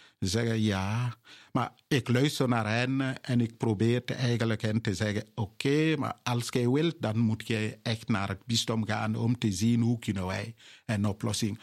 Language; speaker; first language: Dutch; non-native, fluent; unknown